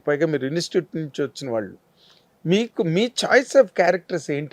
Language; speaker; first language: Telugu; native; Telugu